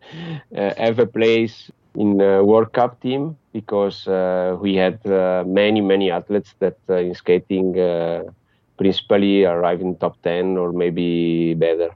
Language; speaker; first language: English; non-native, fluent; Italian